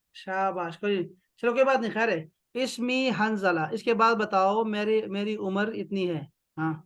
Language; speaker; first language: Urdu; native; Urdu